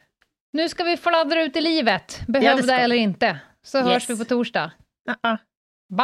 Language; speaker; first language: Swedish; native; Swedish